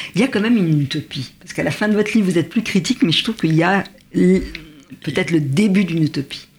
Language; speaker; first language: French; native; French